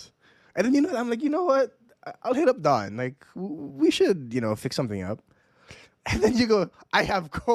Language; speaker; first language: English; non-native, local second language; Filipino